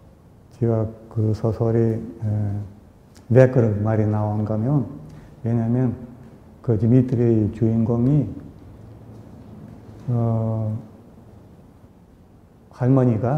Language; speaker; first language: Korean; early bilingual, heritage; Korean